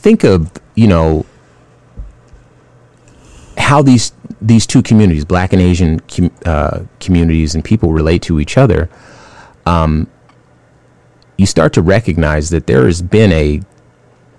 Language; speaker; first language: English; native; English